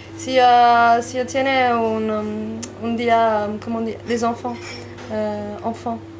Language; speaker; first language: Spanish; non-native, learner; French